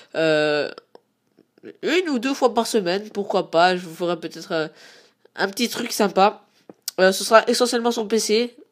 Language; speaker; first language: French; native; French